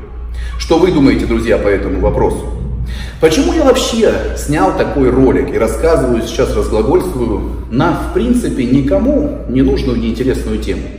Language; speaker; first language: Russian; native; Russian